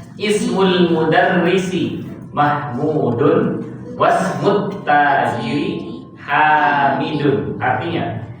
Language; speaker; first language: Arabic; non-native, fluent; Indonesian